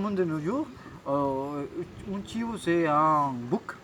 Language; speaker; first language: French; non-native, fluent; Spanish